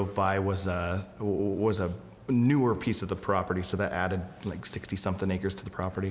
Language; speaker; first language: English; native; English